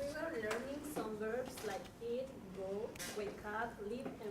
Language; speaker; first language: English; non-native, learner; Spanish